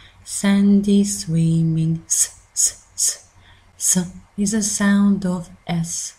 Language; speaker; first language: English; native; English